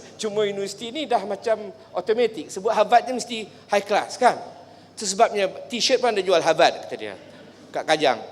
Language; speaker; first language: Malay; native; Malay